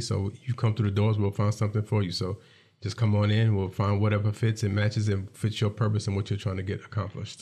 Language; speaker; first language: English; native; English